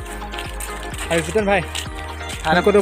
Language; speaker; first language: Hindi; non-native, local second language; Assamese